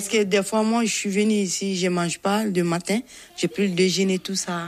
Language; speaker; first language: French; non-native, learner; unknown